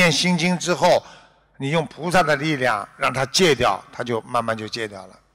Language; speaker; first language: Chinese; native; Chinese